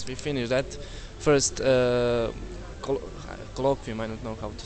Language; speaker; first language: English; non-native, learner; Serbian